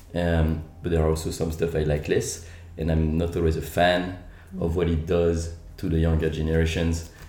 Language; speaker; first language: English; non-native, fluent; French